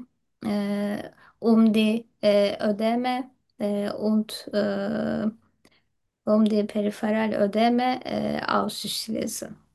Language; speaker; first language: German; non-native, learner; Turkish